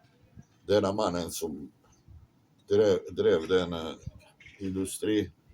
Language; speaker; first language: Swedish; non-native, fluent; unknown